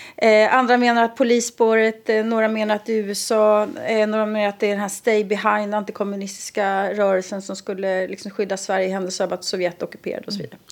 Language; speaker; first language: Swedish; native; Swedish